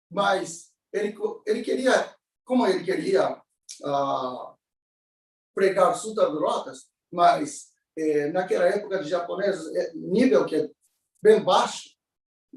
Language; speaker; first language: Portuguese; non-native, learner; Japanese